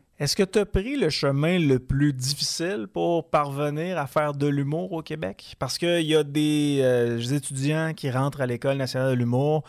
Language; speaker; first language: French; native; French